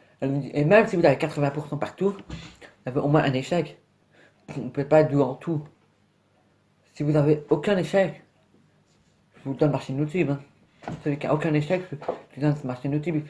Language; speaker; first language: French; native; French